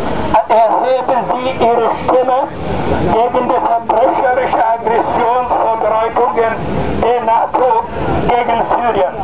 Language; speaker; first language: German; non-native, fluent; Arabic